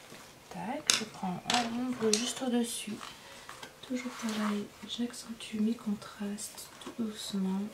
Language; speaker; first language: French; native; French